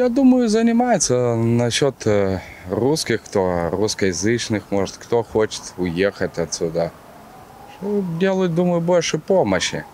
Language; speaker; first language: Russian; non-native, local second language; Romanian